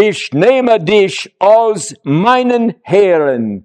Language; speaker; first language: German; non-native, learner; English